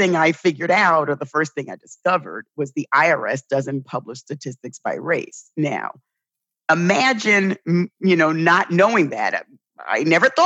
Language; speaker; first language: English; native; English